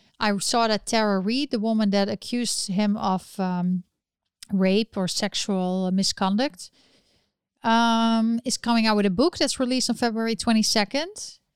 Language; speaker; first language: English; non-native, fluent; Dutch